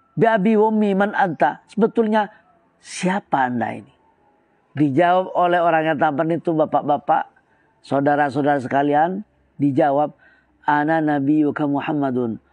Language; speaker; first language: Indonesian; non-native, local second language; Madurese